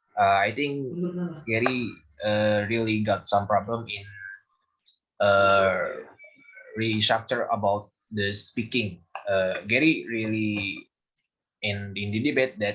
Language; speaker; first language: English; non-native, learner; Indonesian